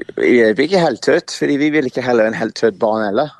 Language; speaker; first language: Norwegian; non-native, fluent; English